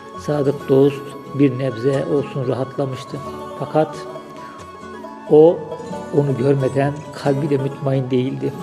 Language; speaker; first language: Turkish; native; Turkish